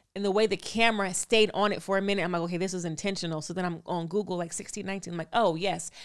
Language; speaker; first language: English; native; English